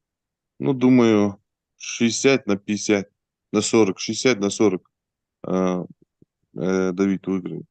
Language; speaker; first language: Russian; native; Russian